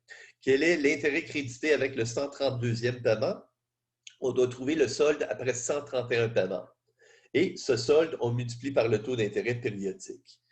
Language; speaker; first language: French; native; French